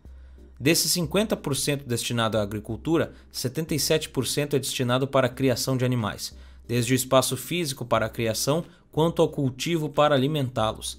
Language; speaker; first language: Portuguese; native; Portuguese